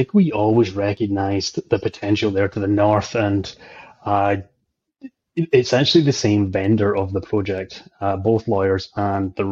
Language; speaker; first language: English; native; English